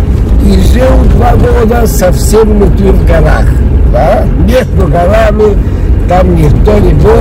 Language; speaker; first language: Russian; early bilingual, heritage; Russian